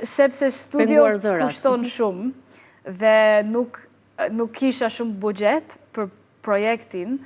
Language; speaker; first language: Albanian; non-native, learner; English